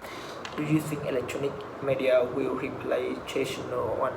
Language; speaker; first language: English; non-native, learner; Vietnamese